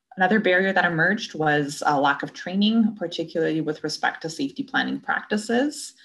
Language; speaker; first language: English; native; English